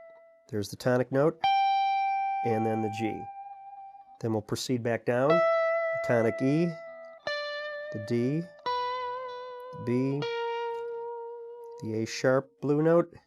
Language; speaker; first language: English; native; English